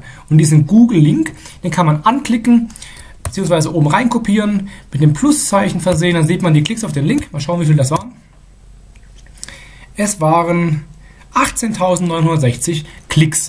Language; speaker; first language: German; native; German